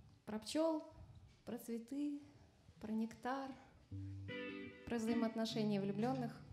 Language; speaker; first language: Russian; native; Russian